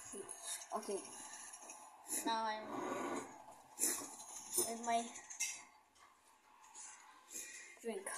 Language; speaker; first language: English; non-native, local second language; Filipino